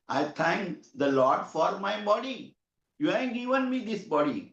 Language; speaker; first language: English; non-native, local second language; Marathi